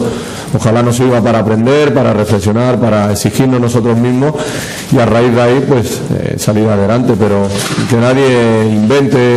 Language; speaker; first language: Spanish; native; Spanish